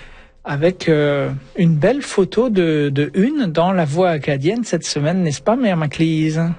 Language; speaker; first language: French; native; French